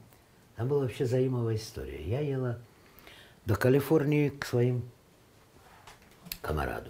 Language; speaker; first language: Czech; non-native, learner; Russian